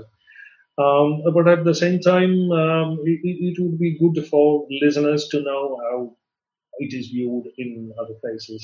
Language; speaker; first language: English; non-native, local second language; Malayalam